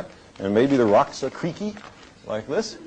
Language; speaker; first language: English; native; English